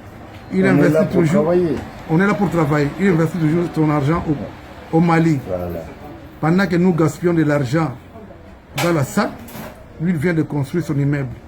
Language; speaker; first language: French; non-native, local second language; Lingala